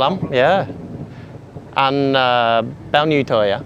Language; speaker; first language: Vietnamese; non-native, learner; English